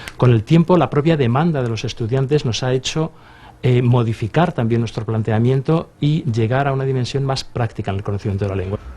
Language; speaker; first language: Spanish; native; Spanish